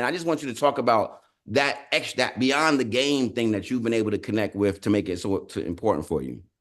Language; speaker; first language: English; native; English